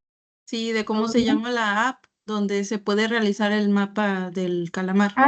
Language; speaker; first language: Spanish; native; Spanish